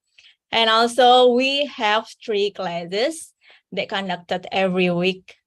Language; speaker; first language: English; non-native, fluent; Indonesian